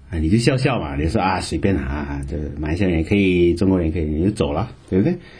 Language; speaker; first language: Chinese; native; Chinese